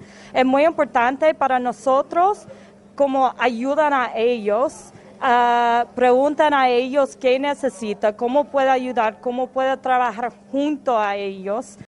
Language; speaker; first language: Spanish; non-native, learner; English